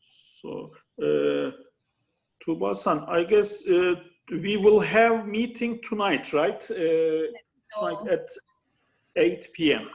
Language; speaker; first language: English; non-native, fluent; Turkish